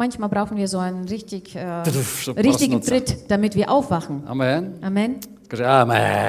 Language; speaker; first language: German; non-native, fluent; Russian